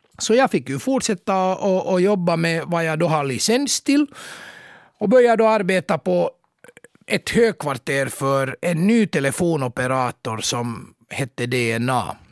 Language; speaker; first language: Swedish; native; Swedish